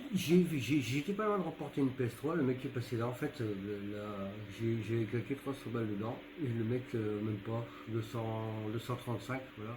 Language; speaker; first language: French; native; French